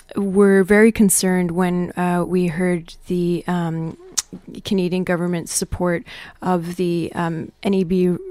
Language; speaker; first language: English; native; English